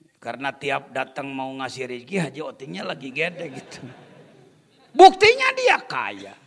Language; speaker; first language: Indonesian; non-native, local second language; Sundanese